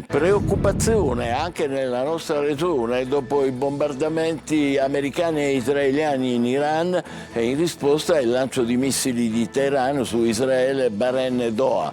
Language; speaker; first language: Italian; native; Italian